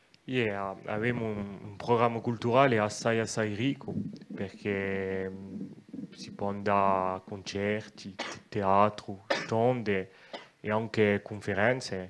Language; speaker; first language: Italian; non-native, local second language; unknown